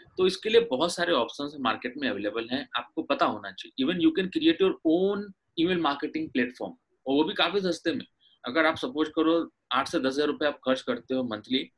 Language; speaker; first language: Hindi; native; Hindi